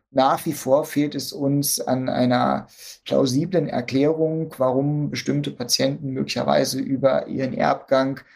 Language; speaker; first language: German; native; German